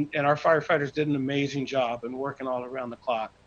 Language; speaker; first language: English; native; English